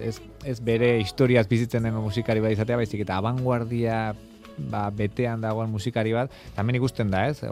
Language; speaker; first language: Basque; native; Basque